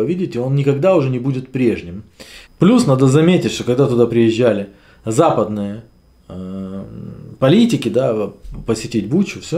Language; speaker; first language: Russian; native; Russian